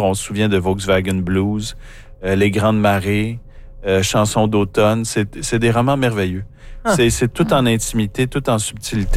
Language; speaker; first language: French; native; French